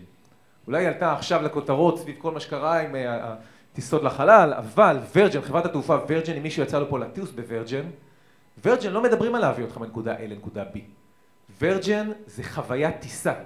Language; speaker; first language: Hebrew; native; Hebrew